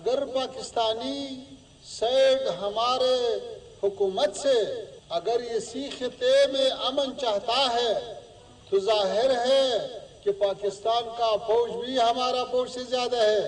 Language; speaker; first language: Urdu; non-native, fluent; Pashto